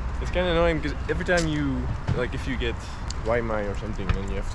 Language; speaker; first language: English; non-native, fluent; Dutch